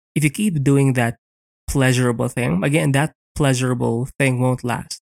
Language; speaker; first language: English; non-native, local second language; Filipino